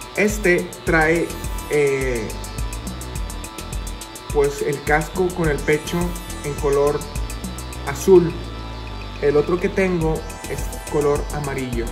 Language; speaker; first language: Spanish; native; Spanish